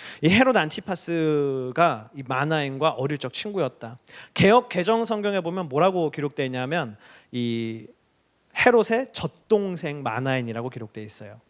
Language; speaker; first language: Korean; native; Korean